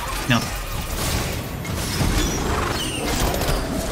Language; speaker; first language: French; native; French